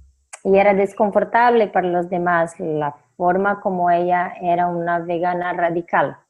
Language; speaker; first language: Spanish; non-native, fluent; Portuguese